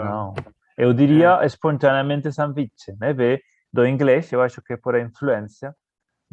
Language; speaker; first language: Portuguese; non-native, fluent; Spanish